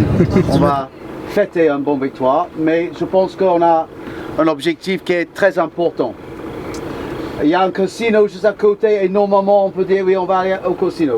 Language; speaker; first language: French; non-native, fluent; English